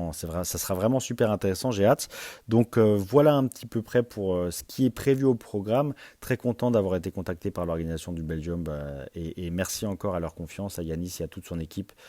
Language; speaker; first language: French; native; French